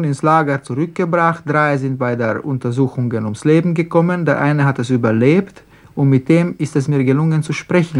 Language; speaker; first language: German; non-native, fluent; Slovak